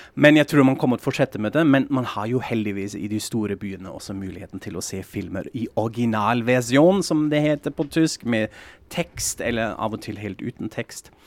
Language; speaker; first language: Norwegian; non-native, fluent; German